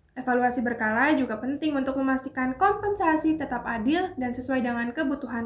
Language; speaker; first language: Indonesian; native; Indonesian